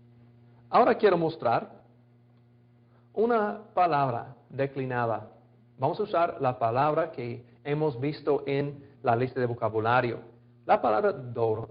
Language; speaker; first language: Spanish; non-native, fluent; English